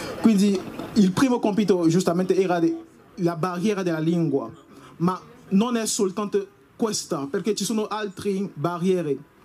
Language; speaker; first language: Italian; non-native, learner; French